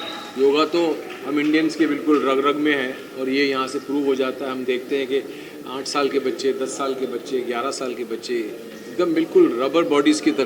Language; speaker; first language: Hindi; native; Hindi